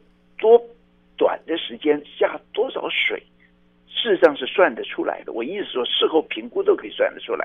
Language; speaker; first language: Chinese; native; Chinese